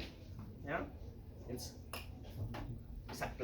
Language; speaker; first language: English; non-native, learner; Spanish